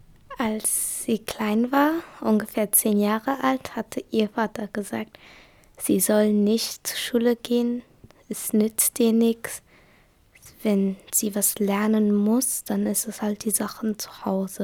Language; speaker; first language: German; early bilingual, other home language; Kurdish